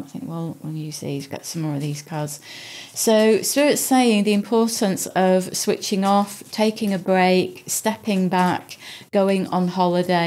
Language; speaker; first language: English; native; English